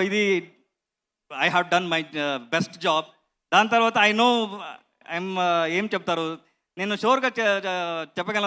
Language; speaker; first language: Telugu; non-native, learner; Kannada